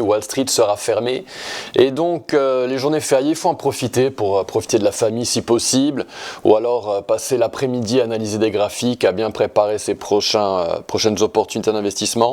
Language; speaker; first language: French; native; French